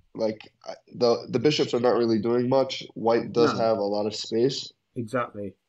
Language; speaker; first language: English; native; English